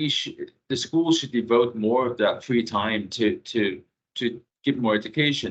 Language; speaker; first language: English; non-native, fluent; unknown